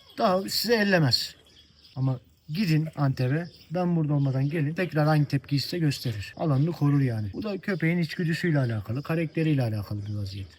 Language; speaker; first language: Turkish; native; Turkish